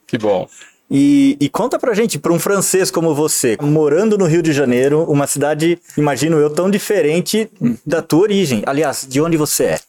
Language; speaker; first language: Portuguese; native; Portuguese